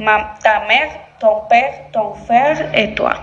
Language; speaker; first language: French; non-native, learner; Spanish